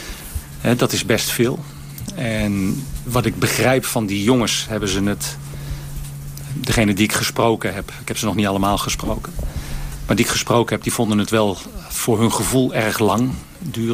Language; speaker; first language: Dutch; native; Dutch